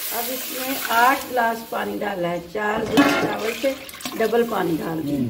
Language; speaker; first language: Urdu; native; Urdu